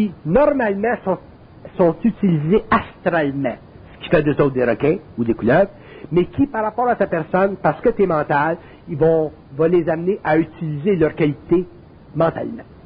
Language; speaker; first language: French; native; French